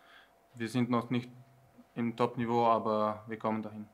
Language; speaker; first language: German; non-native, learner; Slovenian